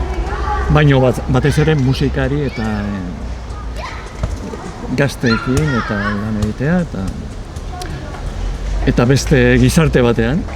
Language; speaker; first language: Basque; non-native, local second language; Spanish